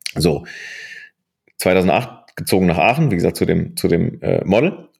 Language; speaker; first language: German; native; German